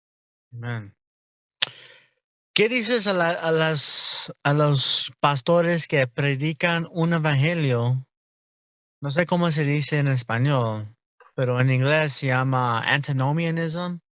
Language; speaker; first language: Spanish; non-native, learner; English